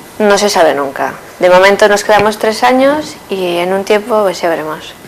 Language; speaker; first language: Spanish; native; Spanish